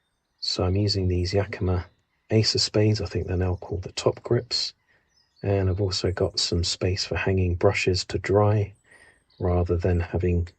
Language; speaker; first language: English; native; English